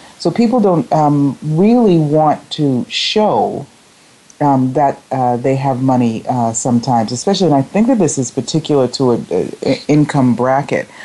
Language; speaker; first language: English; native; English